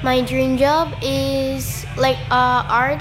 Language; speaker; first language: English; non-native, learner; Indonesian